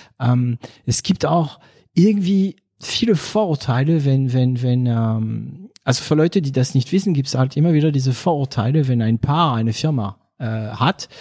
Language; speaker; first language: German; non-native, fluent; French